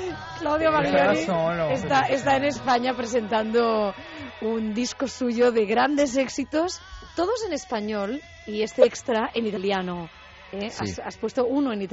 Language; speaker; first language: Spanish; native; Spanish